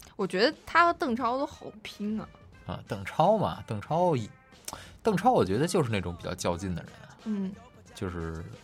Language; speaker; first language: Chinese; native; Chinese